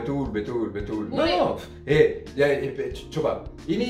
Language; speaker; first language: Indonesian; non-native, fluent; French